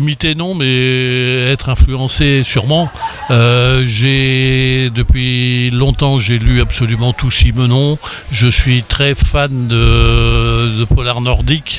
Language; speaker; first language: French; native; French